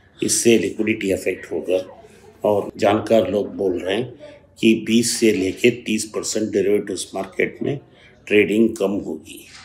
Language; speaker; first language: Hindi; non-native, local second language; Tamil